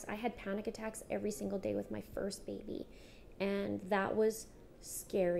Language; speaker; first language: English; native; English